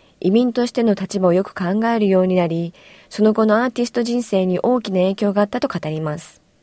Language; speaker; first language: Japanese; native; Japanese